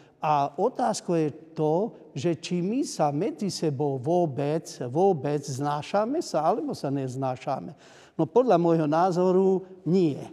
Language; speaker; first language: Slovak; non-native, local second language; Hungarian